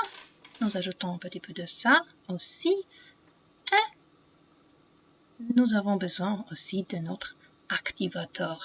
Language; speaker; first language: French; non-native, fluent; Polish